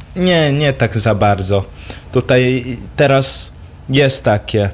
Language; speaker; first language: Polish; early bilingual, heritage; English